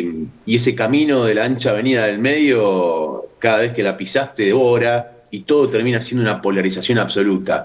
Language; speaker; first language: Spanish; native; Spanish